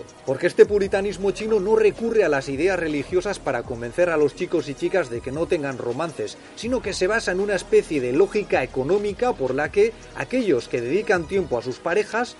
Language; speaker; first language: Spanish; native; Spanish